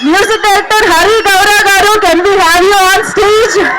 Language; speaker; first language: Telugu; native; Telugu